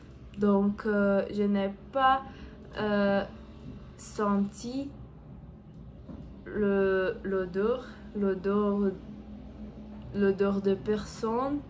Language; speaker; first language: French; non-native, learner; Portuguese